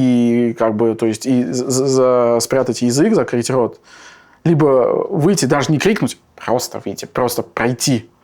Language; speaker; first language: Russian; native; Russian